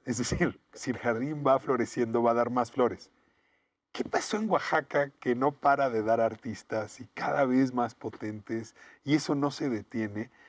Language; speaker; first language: Spanish; native; Spanish